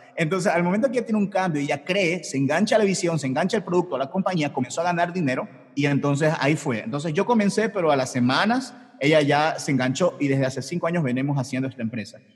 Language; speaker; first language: Spanish; native; Spanish